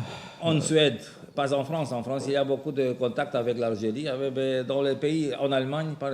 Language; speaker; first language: French; non-native, fluent; Romanian